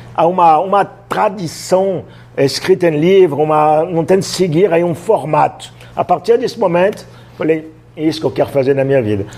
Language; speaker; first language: Portuguese; non-native, fluent; French